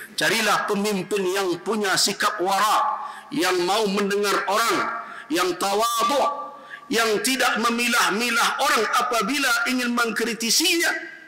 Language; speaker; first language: Malay; non-native, local second language; Minangkabau